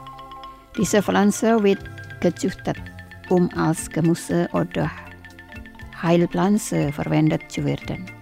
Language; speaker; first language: German; non-native, fluent; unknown